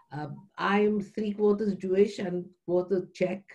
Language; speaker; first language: English; non-native, fluent; Czech